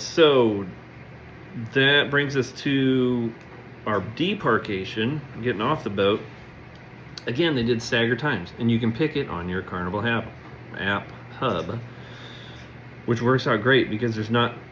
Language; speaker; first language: English; native; English